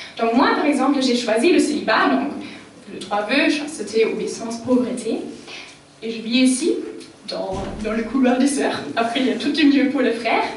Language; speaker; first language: French; non-native, fluent; German